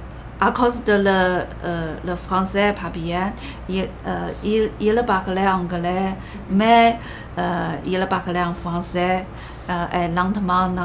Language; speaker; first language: French; non-native, learner; Chinese